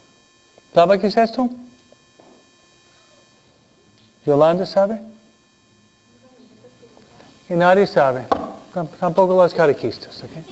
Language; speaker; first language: Spanish; non-native, fluent; English